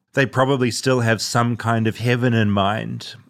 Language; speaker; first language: English; native; English